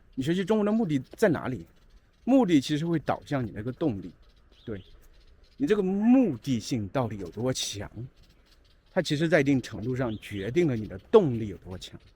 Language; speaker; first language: Chinese; native; Chinese